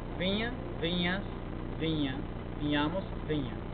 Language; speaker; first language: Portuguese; non-native, learner; English